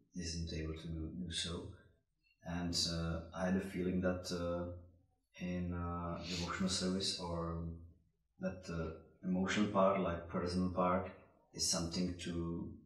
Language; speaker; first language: English; non-native, fluent; Czech